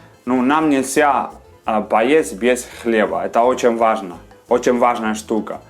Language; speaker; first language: Russian; non-native, learner; Spanish